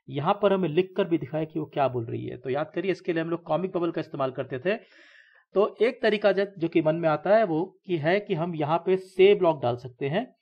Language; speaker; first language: Hindi; native; Hindi